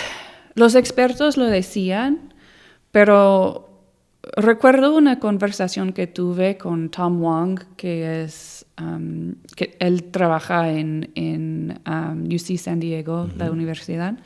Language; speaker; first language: Spanish; non-native, fluent; English